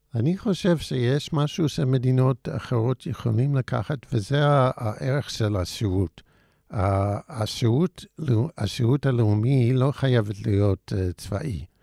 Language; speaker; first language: Hebrew; non-native, fluent; English